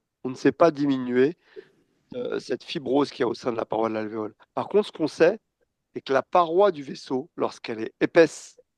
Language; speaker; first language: French; native; French